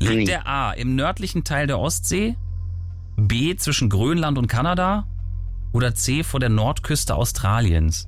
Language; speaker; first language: German; native; German